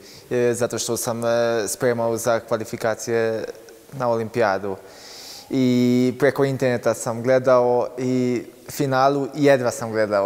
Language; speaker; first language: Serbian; non-native, local second language; Hungarian